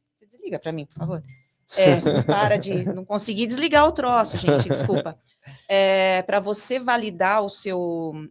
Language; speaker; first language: Portuguese; native; Portuguese